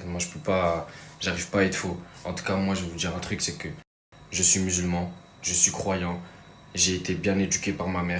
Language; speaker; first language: French; native; French